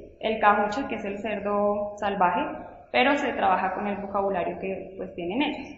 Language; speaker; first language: Spanish; native; Spanish